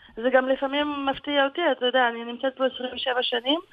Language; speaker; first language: Hebrew; non-native, fluent; Ukrainian